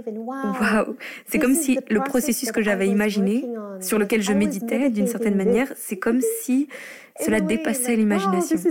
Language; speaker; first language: French; non-native, fluent; Arabic